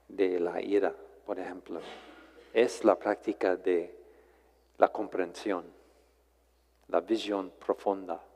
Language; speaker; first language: Spanish; non-native, fluent; English